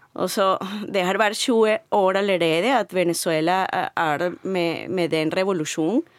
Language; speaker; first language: Norwegian; non-native, learner; Spanish